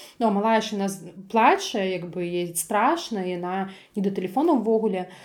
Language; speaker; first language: Belarusian; native; Belarusian